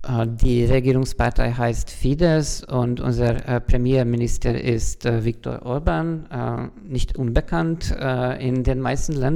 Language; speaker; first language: German; non-native, fluent; Hungarian